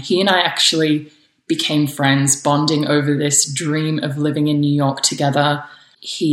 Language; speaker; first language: English; native; English